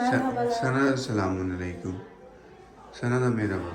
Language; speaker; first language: Turkish; non-native, learner; Urdu